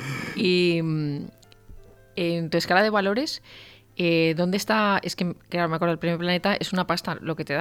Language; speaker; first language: Spanish; native; Spanish